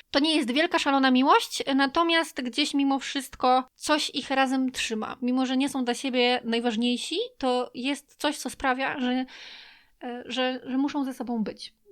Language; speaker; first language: Polish; native; Polish